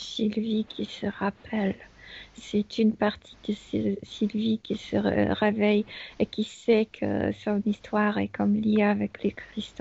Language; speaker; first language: French; non-native, fluent; Spanish